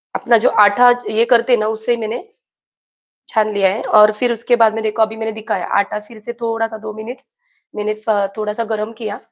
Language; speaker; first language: Hindi; non-native, local second language; Marathi